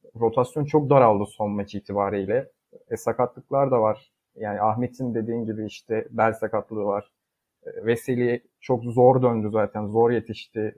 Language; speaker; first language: Turkish; native; Turkish